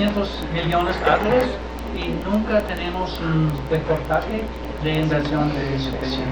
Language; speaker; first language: Spanish; non-native, learner; English